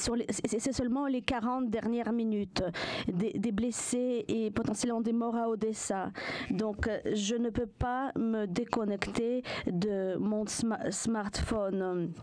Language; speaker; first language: French; non-native, fluent; Ukrainian